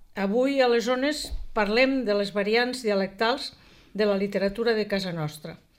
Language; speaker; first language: Catalan; native; Catalan